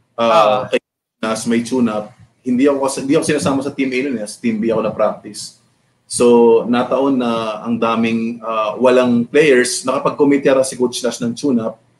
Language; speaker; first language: Filipino; native; Filipino